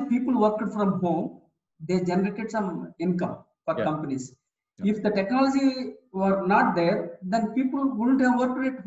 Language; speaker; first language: English; non-native, local second language; Telugu